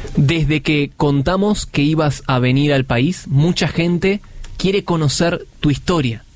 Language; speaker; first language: Spanish; native; Spanish